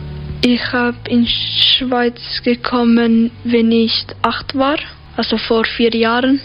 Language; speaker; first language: German; early bilingual, other home language; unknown